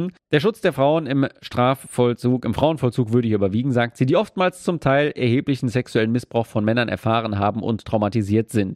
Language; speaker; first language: German; native; German